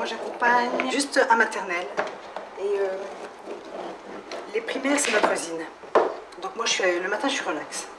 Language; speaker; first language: French; native; French